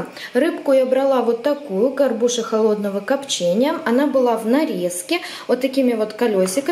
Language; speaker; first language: Russian; native; Russian